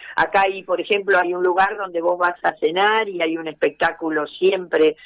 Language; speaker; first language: Spanish; native; Spanish